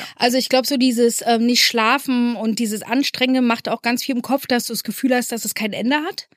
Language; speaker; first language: German; native; German